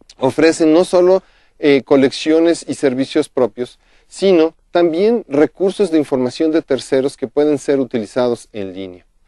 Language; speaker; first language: Spanish; native; Spanish